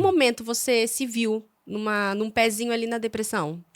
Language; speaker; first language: Portuguese; native; Portuguese